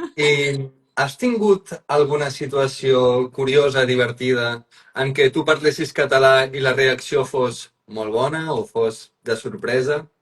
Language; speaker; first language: Catalan; native; Catalan